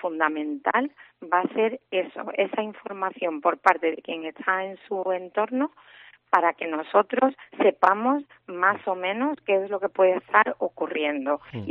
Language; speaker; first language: Spanish; native; Spanish